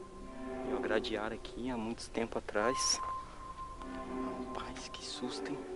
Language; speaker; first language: Portuguese; native; Portuguese